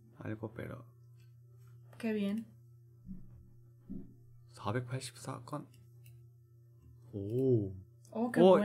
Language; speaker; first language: Spanish; non-native, learner; Korean